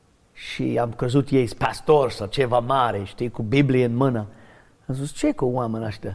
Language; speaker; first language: Romanian; early bilingual, heritage; English